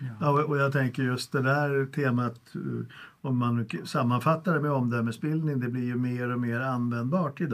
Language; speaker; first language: Swedish; native; Swedish